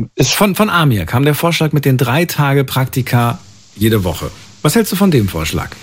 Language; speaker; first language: German; native; German